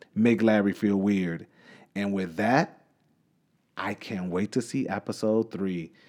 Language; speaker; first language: English; native; English